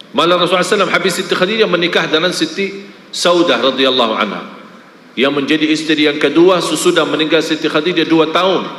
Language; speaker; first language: Malay; non-native, fluent; Arabic